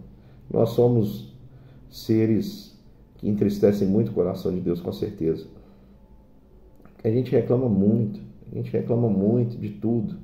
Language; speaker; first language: Portuguese; native; Portuguese